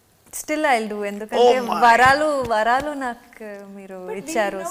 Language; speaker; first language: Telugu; non-native, learner; Malayalam